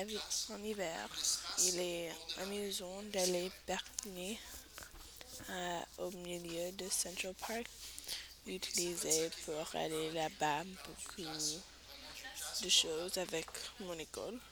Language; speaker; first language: French; non-native, learner; English